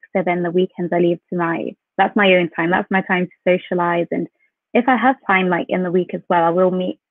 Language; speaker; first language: English; native; English